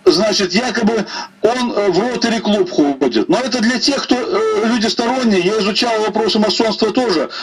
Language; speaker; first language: Russian; native; Russian